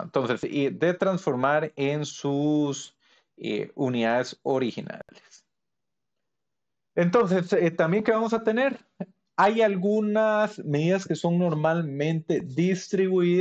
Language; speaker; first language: Spanish; native; Spanish